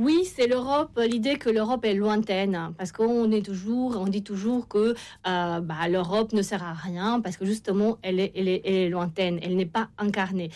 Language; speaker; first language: French; non-native, fluent; Romanian